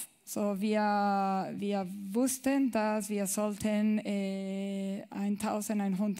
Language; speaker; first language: German; non-native, learner; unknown